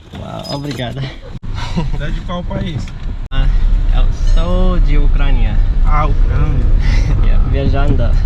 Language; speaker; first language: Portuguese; non-native, learner; Ukrainian